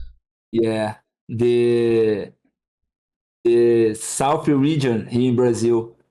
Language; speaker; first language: English; non-native, learner; Portuguese